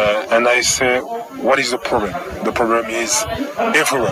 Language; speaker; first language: English; non-native, learner; French